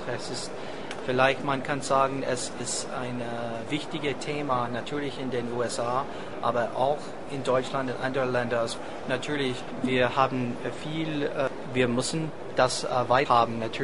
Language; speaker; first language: German; non-native, learner; English